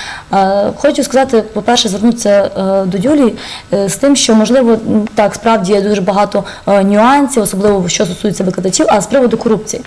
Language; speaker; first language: Ukrainian; native; Ukrainian